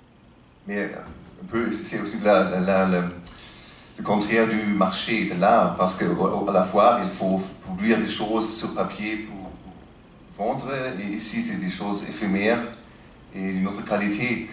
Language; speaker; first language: French; non-native, fluent; German